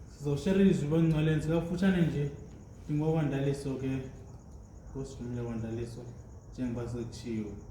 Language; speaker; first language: Zulu; non-native, local second language; Xhosa